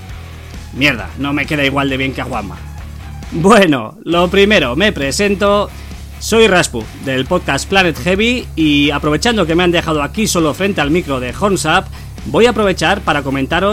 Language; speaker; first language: Spanish; native; Spanish